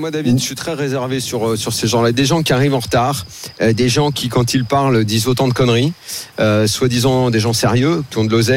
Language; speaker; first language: French; native; French